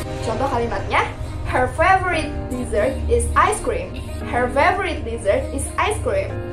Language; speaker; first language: English; non-native, learner; Indonesian